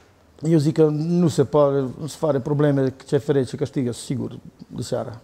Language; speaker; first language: Romanian; non-native, learner; Serbian